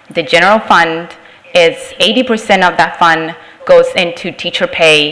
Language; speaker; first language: English; non-native, fluent; Spanish